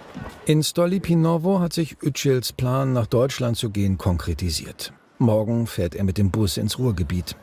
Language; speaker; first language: German; native; German